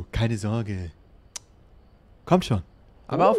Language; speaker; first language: German; native; German